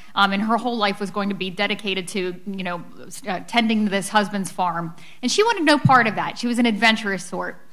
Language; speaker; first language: English; native; English